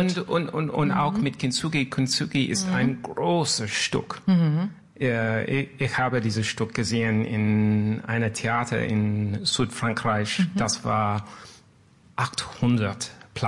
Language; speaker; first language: German; non-native, learner; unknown